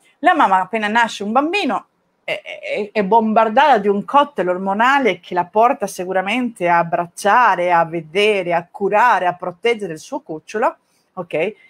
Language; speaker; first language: Italian; non-native, fluent; Spanish